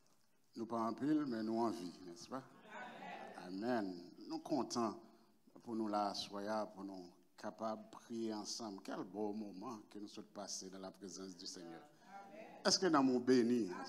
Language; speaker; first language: French; non-native, local second language; Haitian Creole